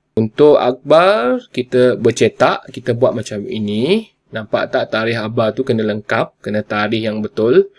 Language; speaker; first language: Malay; non-native, local second language; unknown